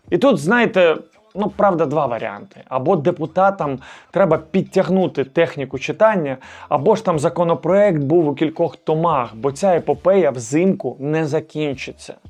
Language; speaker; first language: Ukrainian; native; Ukrainian